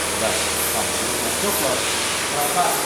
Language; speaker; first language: Russian; native; Russian